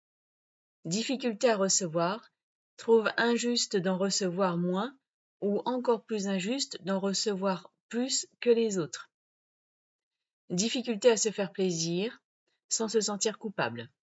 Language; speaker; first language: French; native; French